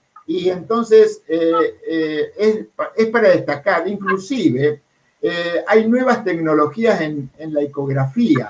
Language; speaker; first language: Spanish; native; Spanish